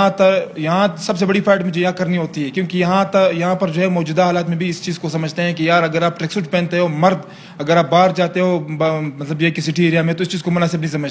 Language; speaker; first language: Urdu; native; Urdu